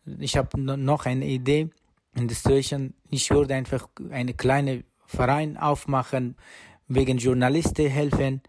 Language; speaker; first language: German; non-native, learner; Persian